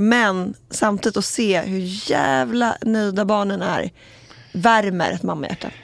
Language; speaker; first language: Swedish; native; Swedish